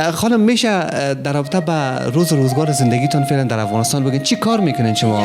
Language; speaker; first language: Persian; native; Persian